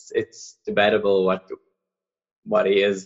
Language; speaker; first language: English; non-native, local second language; Afrikaans